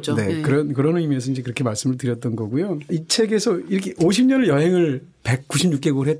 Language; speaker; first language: Korean; native; Korean